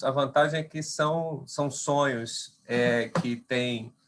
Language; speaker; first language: Portuguese; native; Portuguese